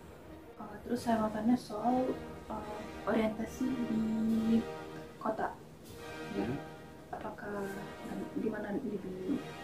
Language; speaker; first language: Indonesian; non-native, fluent; Russian